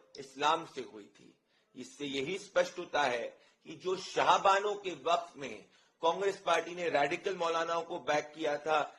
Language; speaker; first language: Hindi; native; Hindi